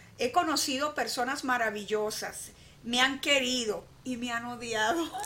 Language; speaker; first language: Spanish; native; Spanish